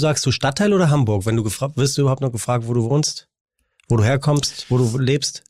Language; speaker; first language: German; native; German